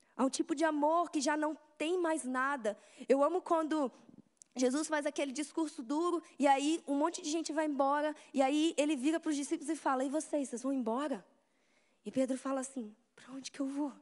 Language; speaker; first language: Portuguese; native; Portuguese